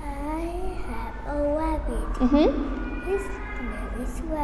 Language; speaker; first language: English; non-native, learner; Vietnamese